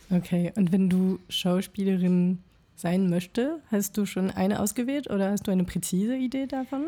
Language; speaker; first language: German; non-native, fluent; French